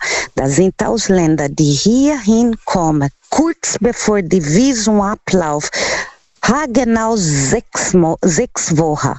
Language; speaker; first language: German; non-native, fluent; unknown